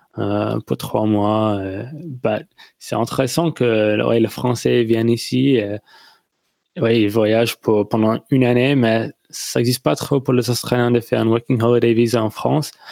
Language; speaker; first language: French; non-native, learner; English